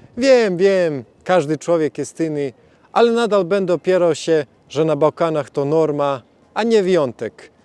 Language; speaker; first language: Polish; non-native, fluent; Serbian